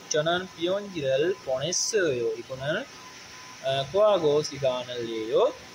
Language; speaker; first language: Korean; non-native, learner; Sinhala